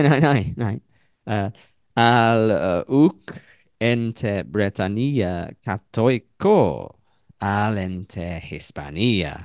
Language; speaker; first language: Greek; non-native, learner; English